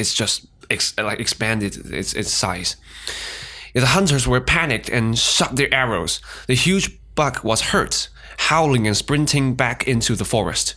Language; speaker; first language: English; non-native, fluent; Chinese